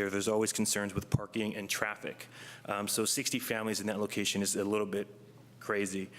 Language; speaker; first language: English; native; English